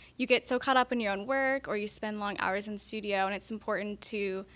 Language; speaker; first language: English; native; English